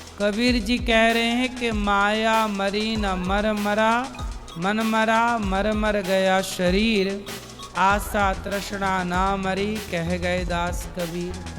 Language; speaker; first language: Hindi; native; Hindi